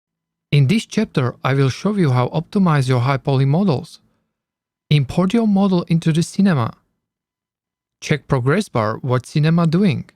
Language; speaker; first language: English; non-native, learner; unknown